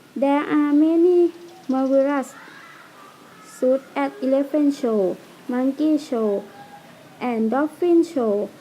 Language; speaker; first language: English; non-native, learner; Thai